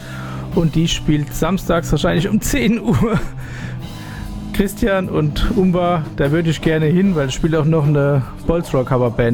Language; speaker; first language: German; native; German